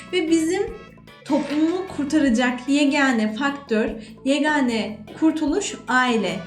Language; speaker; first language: Turkish; native; Turkish